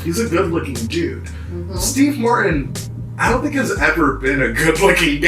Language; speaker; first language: English; native; English